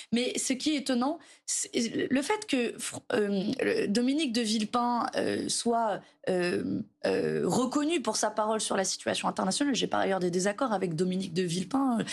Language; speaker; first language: French; native; French